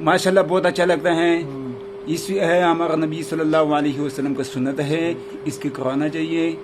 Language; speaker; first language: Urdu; non-native, local second language; Pashto